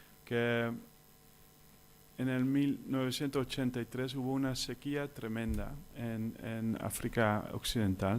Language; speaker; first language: Spanish; non-native, fluent; Dutch